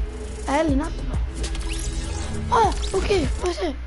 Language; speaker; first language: Portuguese; non-native, fluent; Italian